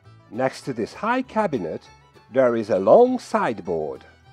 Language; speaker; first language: English; non-native, fluent; Hungarian